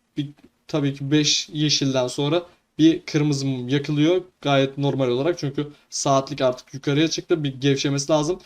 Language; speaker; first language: Turkish; native; Turkish